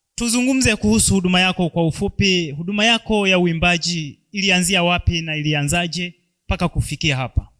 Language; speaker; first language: Swahili; native; Swahili